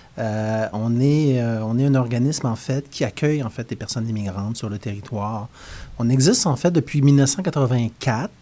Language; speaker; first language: French; native; French